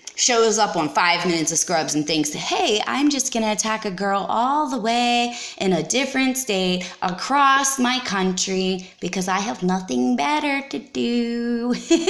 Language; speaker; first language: English; native; English